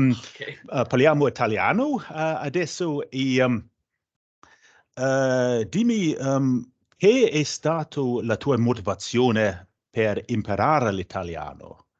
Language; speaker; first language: Italian; non-native, learner; English